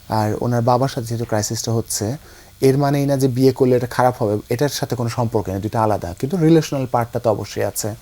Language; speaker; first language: Bangla; native; Bangla